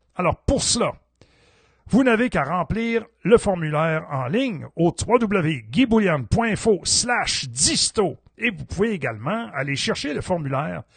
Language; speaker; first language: French; native; French